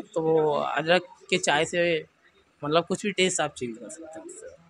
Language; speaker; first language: Hindi; native; Hindi